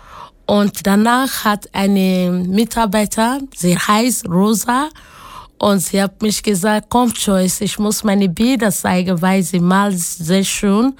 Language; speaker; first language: German; non-native, learner; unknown